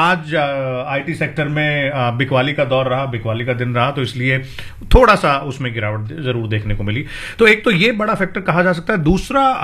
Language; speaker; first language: Hindi; native; Hindi